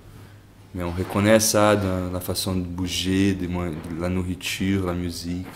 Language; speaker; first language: French; non-native, fluent; Portuguese